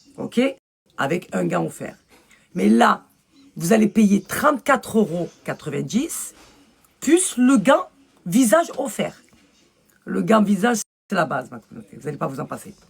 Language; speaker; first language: French; early bilingual, other home language; Arabic